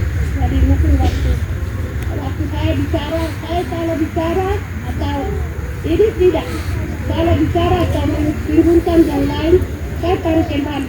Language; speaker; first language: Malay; non-native, local second language; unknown